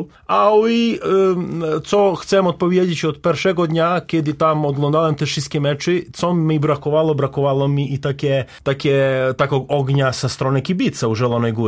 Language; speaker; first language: Polish; non-native, learner; Serbian